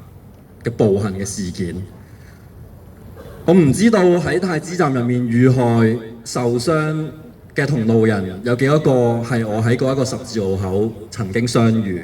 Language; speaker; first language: Cantonese; native; Cantonese